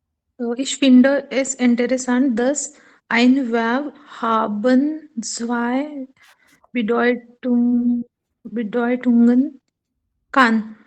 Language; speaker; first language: German; non-native, learner; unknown